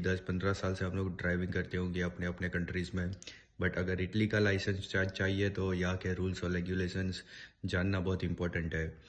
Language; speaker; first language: Hindi; native; Hindi